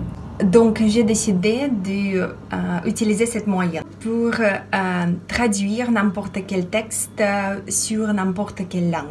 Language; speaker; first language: French; non-native, fluent; Russian